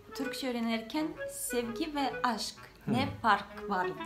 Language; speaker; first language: Turkish; non-native, fluent; Russian